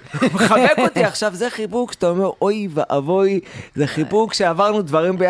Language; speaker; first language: Hebrew; native; Hebrew